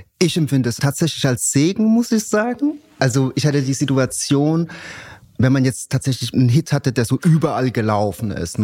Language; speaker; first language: German; native; German